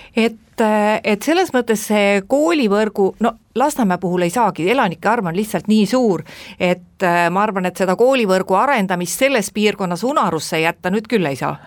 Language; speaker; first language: Estonian; native; Estonian